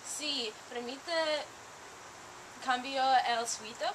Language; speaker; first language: Spanish; non-native, learner; English